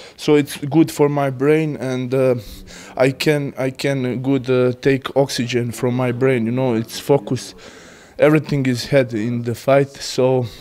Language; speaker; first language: English; non-native, learner; Bosnian